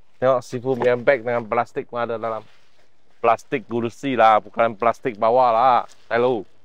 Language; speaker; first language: Malay; non-native, local second language; Chinese